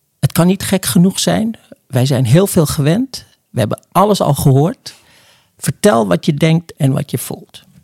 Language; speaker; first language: Dutch; early bilingual, other home language; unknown